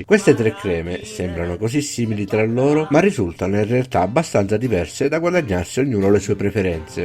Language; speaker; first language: Italian; native; Italian